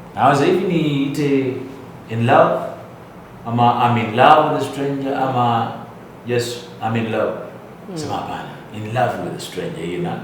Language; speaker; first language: English; non-native, local second language; Swahili